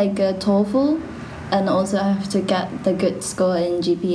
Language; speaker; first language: English; non-native, learner; Japanese